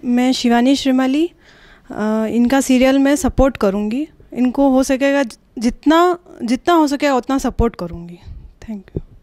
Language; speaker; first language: Hindi; native; Hindi